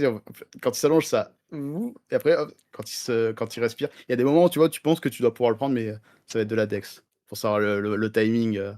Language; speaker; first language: French; native; French